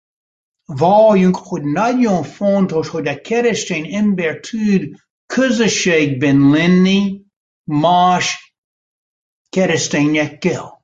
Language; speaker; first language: Hungarian; non-native, fluent; English